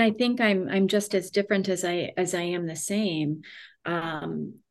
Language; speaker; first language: English; native; English